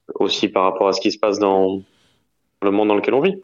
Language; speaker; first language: French; native; French